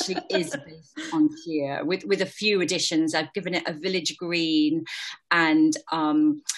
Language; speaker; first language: English; native; English